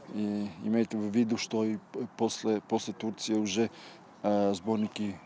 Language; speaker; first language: Russian; non-native, fluent; Serbian